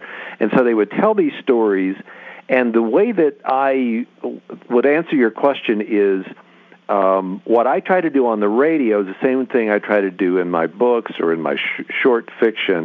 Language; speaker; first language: English; native; English